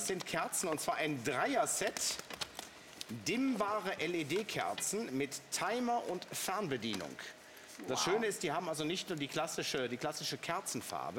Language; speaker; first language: German; native; German